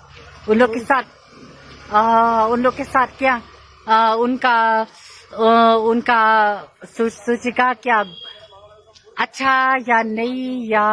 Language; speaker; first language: Hindi; non-native, local second language; Khasi